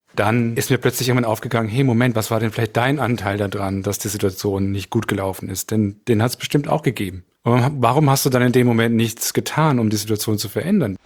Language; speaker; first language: German; native; German